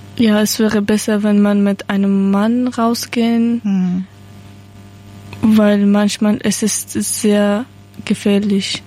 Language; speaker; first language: German; non-native, learner; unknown